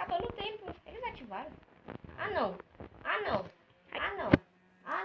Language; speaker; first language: Portuguese; native; Portuguese